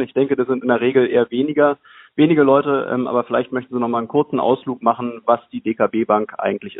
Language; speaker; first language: German; native; German